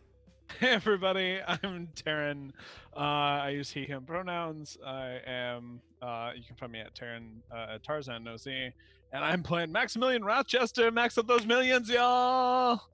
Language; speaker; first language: English; native; English